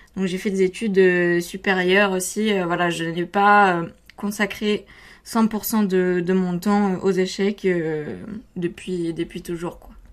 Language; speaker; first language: French; early bilingual, other home language; Romanian